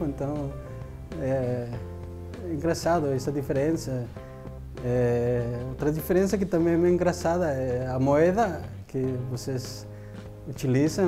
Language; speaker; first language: Portuguese; non-native, fluent; Spanish